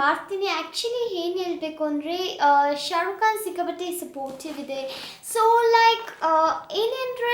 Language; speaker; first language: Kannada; early bilingual, heritage; Kannada